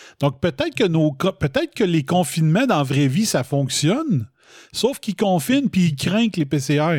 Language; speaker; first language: French; native; French